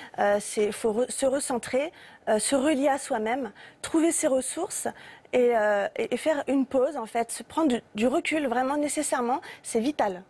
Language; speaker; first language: French; native; French